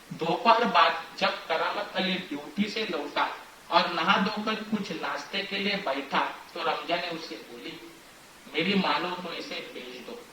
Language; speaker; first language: Hindi; non-native, local second language; Marathi